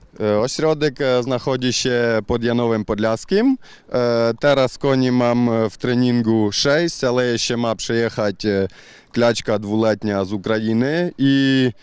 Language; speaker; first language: Polish; non-native, learner; Ukrainian